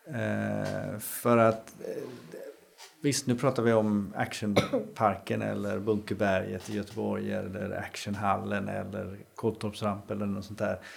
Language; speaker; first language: Swedish; native; Swedish